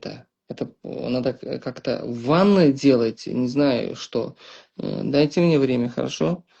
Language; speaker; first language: Russian; non-native, local second language; Uzbek